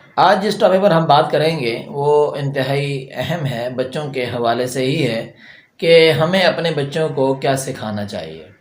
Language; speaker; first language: Urdu; native; Urdu